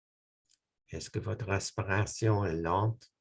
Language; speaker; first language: French; non-native, local second language; English